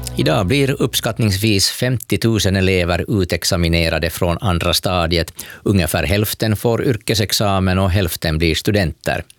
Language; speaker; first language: Swedish; native; Swedish